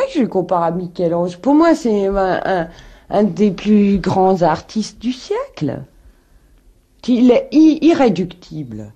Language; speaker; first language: French; native; French